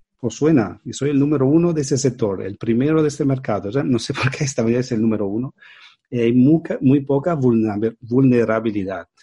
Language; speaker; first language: Spanish; non-native, fluent; Italian